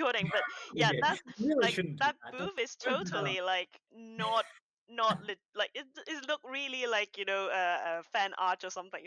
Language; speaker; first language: English; non-native, local second language; Cantonese